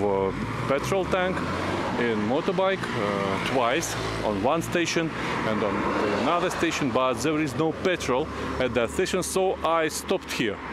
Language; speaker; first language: English; non-native, learner; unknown